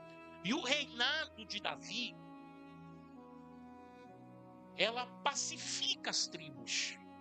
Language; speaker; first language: Portuguese; native; Portuguese